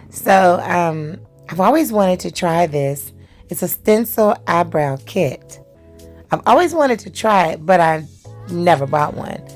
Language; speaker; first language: English; native; English